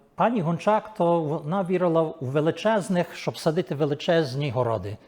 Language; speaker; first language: Ukrainian; early bilingual, heritage; Ukrainian